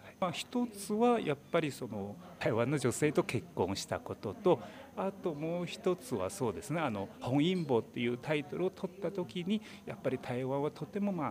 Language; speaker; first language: Japanese; non-native, fluent; Chinese